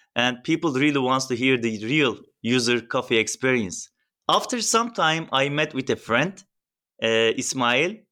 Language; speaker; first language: English; non-native, fluent; Turkish